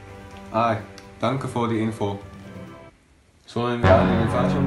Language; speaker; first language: German; non-native, learner; Dutch